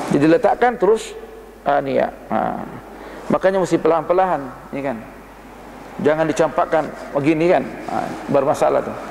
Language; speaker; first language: Malay; non-native, fluent; Arabic